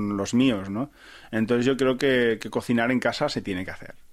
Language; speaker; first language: Spanish; native; Spanish